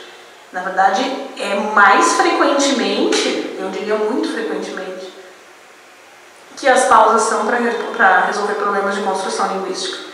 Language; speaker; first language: Portuguese; non-native, fluent; Spanish